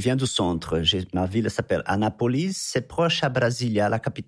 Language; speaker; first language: French; non-native, fluent; Portuguese